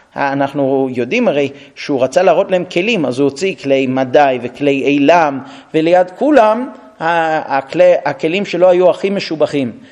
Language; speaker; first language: Hebrew; non-native, fluent; English